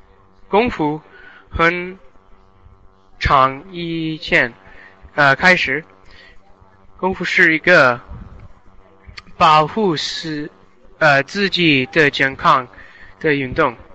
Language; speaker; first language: Chinese; non-native, learner; English